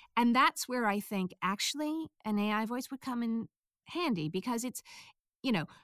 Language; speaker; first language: English; native; English